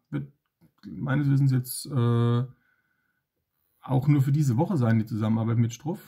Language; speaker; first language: German; native; German